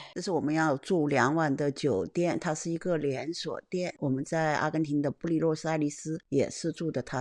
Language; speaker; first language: Chinese; native; Chinese